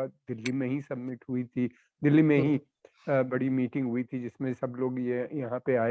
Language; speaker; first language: Hindi; native; Hindi